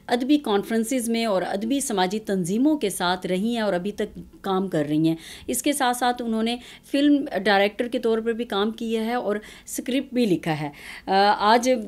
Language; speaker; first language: Urdu; native; Urdu